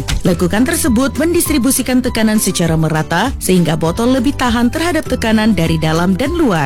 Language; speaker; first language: Indonesian; native; Indonesian